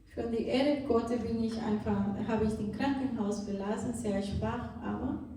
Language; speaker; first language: German; non-native, fluent; Portuguese